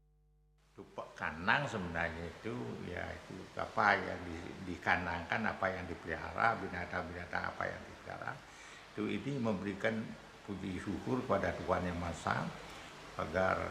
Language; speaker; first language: Indonesian; non-native, local second language; Balinese